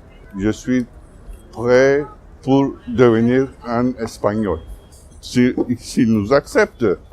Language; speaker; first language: French; non-native, fluent; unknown